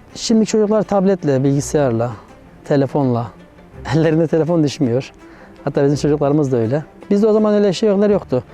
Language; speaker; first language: Turkish; native; Turkish